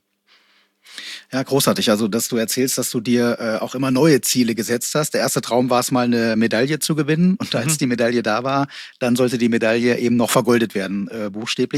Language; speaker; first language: German; native; German